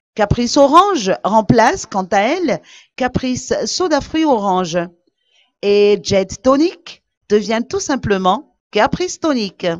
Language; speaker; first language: French; non-native, local second language; Malagasy